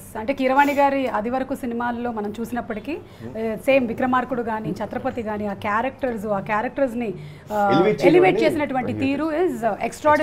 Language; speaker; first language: Telugu; native; Telugu